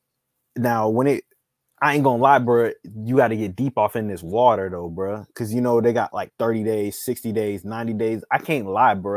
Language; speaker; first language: English; native; English